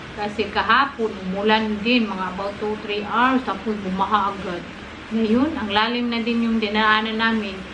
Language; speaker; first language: Filipino; non-native, local second language; Cebuano